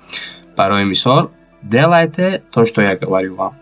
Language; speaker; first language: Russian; non-native, fluent; Tajik